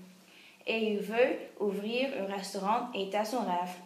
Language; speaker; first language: French; non-native, learner; Dutch